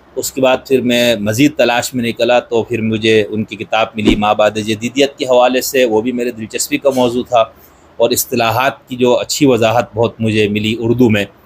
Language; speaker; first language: Urdu; non-native, local second language; Balti